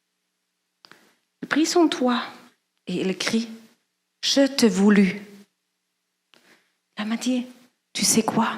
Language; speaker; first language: French; non-native, fluent; German